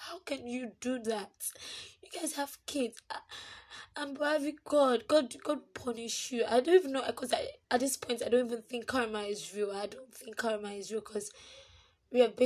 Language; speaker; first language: English; non-native, local second language; Yoruba